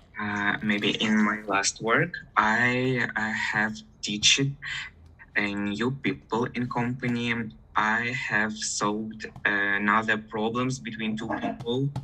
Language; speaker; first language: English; non-native, learner; Russian